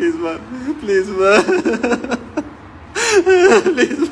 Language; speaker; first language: English; non-native, learner; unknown